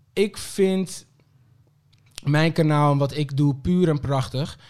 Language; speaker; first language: Dutch; early bilingual, other home language; Papiamento